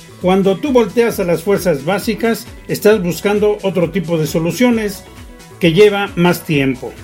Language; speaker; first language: Spanish; native; Spanish